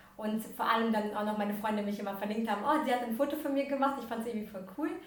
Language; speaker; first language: German; early bilingual, other home language; Russian